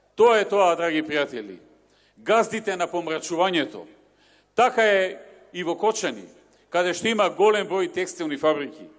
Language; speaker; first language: Macedonian; native; Macedonian